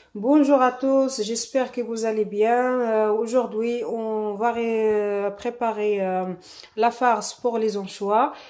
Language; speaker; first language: French; non-native, local second language; Arabic